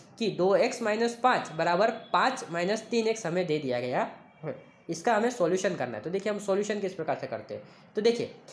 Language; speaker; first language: Hindi; non-native, local second language; Gujarati